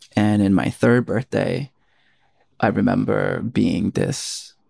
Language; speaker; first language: English; early bilingual, other home language; Spanish